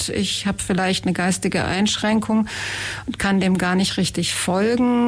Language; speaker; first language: German; native; German